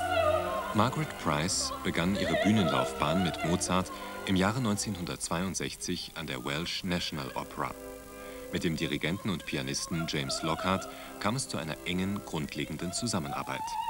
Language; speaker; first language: German; native; German